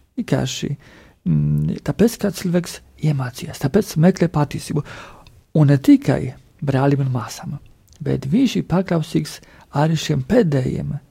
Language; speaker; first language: Latvian; non-native, fluent; Polish